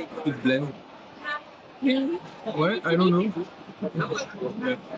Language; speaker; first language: English; non-native, learner; French